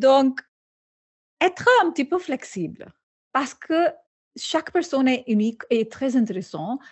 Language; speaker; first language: French; non-native, learner; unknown